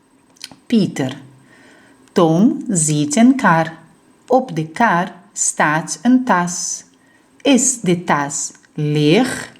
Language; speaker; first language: Dutch; non-native, fluent; Portuguese